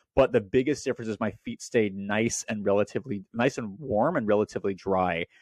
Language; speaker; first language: English; native; English